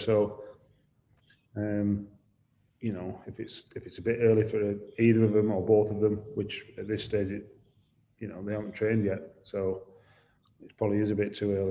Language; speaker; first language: English; native; English